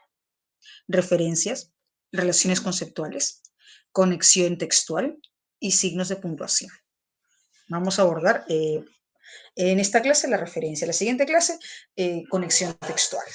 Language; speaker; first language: Spanish; native; Spanish